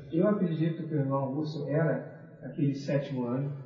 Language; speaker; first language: Portuguese; native; Portuguese